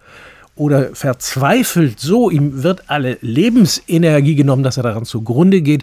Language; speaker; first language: German; native; German